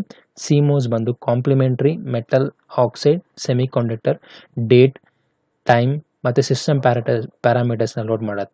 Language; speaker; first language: Kannada; native; Kannada